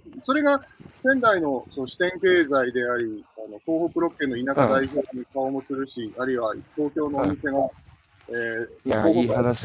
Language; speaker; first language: Japanese; native; Japanese